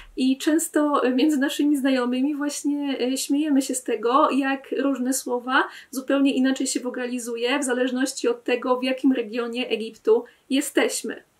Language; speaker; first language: Polish; native; Polish